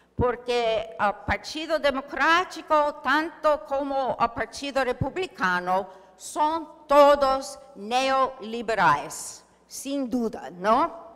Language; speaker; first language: Portuguese; non-native, learner; English